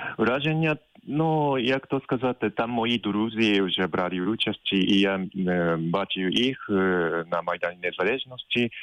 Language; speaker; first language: Ukrainian; non-native, fluent; Japanese